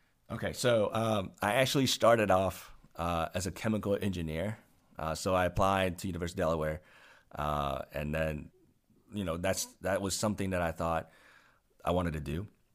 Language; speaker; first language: English; non-native, fluent; Chinese